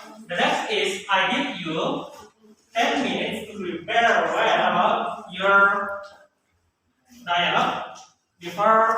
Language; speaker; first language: English; non-native, learner; Indonesian